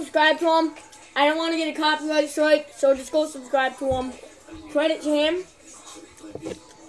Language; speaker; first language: English; native; English